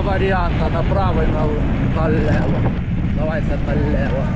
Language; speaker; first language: Ukrainian; native; Ukrainian